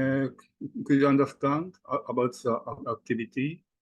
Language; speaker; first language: English; non-native, fluent; Japanese